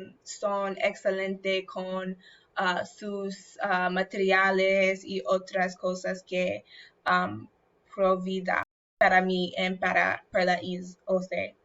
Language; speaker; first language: Spanish; non-native, learner; English